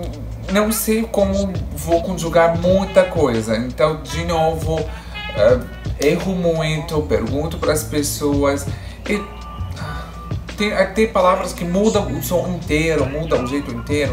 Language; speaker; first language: Portuguese; non-native, fluent; Arabic